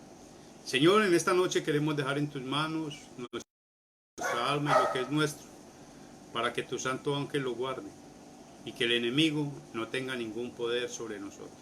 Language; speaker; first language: Spanish; native; Spanish